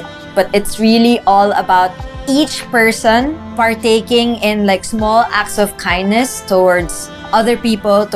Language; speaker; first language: English; non-native, local second language; Filipino